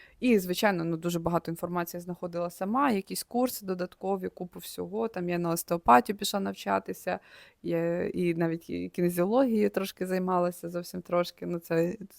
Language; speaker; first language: Ukrainian; native; Ukrainian